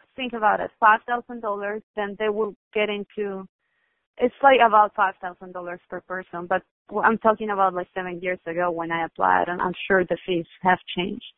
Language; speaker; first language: English; non-native, fluent; Spanish